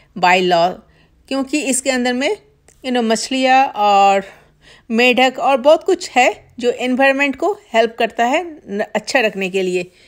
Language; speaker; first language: Hindi; non-native, local second language; Bangla